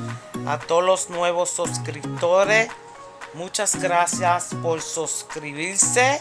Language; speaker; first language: Spanish; early bilingual, heritage; Spanish